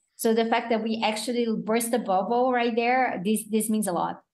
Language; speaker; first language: English; non-native, fluent; Portuguese